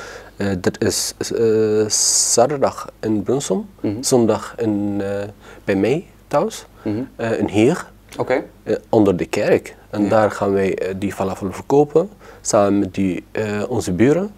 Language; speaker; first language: Dutch; non-native, learner; Arabic